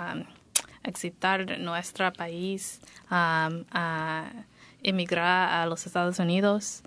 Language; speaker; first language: Spanish; non-native, learner; English